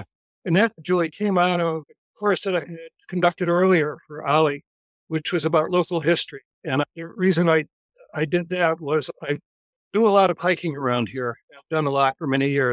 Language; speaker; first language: English; native; English